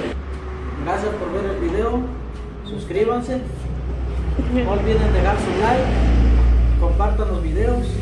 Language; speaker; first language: Spanish; native; Spanish